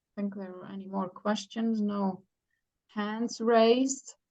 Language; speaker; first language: English; non-native, fluent; Icelandic